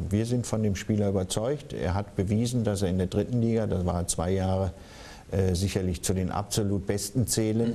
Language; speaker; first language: German; native; German